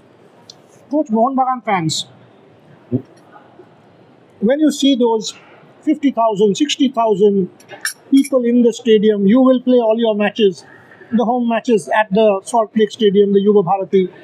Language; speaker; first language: English; non-native, local second language; Bangla